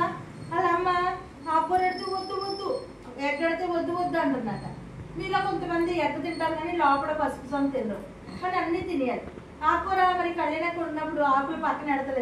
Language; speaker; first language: Telugu; native; Telugu